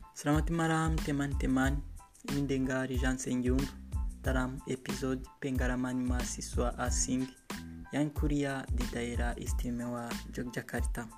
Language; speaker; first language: Indonesian; non-native, learner; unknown